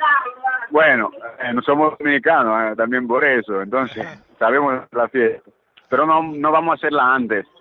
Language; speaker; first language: Spanish; early bilingual, heritage; Italian